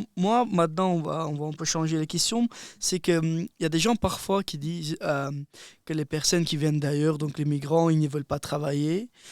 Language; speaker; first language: French; non-native, fluent; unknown